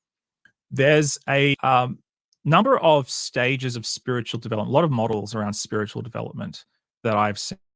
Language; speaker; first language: English; native; English